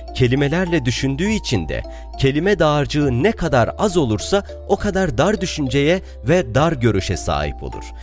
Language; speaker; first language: Turkish; non-native, local second language; Arabic